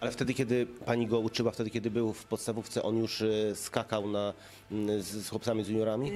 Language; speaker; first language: Polish; native; Polish